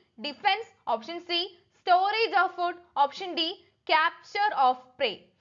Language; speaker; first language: English; non-native, local second language; Malayalam